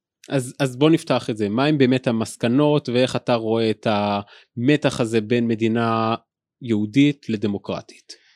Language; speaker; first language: Hebrew; native; Hebrew